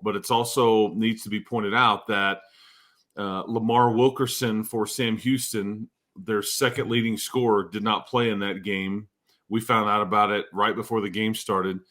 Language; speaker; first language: English; native; English